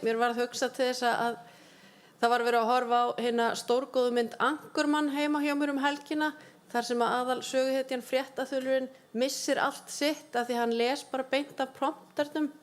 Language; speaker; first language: Icelandic; native; Icelandic